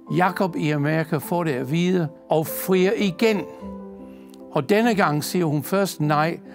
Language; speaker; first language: Danish; non-native, fluent; English